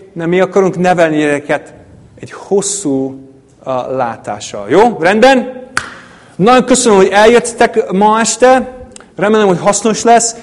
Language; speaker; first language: Hungarian; non-native, fluent; English